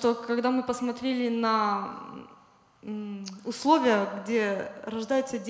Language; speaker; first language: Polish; non-native, learner; Russian